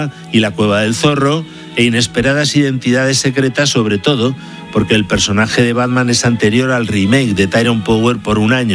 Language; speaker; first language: Spanish; native; Spanish